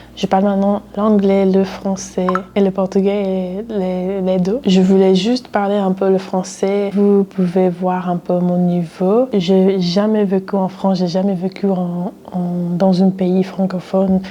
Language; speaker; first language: French; non-native, fluent; English